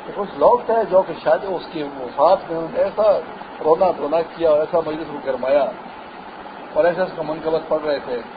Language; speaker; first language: Urdu; non-native, local second language; Pashto